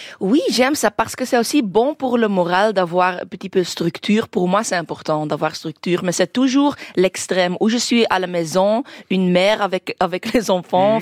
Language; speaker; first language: French; non-native, local second language; Dutch